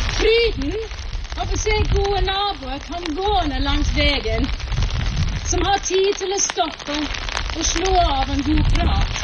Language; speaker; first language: Norwegian; non-native, fluent; English